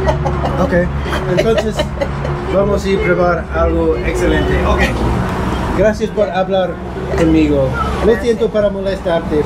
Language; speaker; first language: Spanish; non-native, learner; English